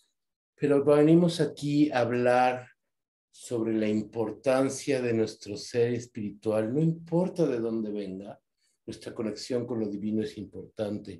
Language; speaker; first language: Spanish; native; Spanish